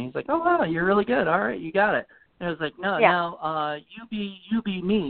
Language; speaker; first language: English; native; English